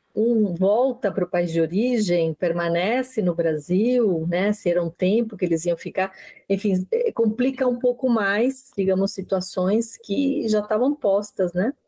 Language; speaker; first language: Portuguese; non-native, fluent; Spanish